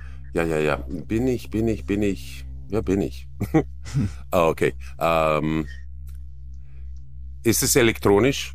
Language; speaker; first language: German; non-native, fluent; Croatian